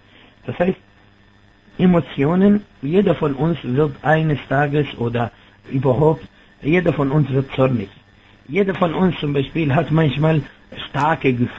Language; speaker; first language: German; non-native, fluent; Arabic